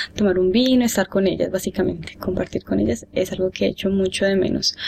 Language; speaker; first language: Spanish; native; Spanish